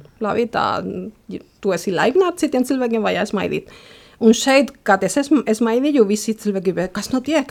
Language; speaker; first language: Latvian; non-native, fluent; Spanish